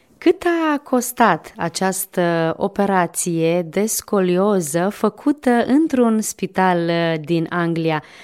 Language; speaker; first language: Romanian; native; Romanian